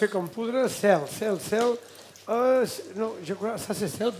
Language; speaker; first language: French; non-native, learner; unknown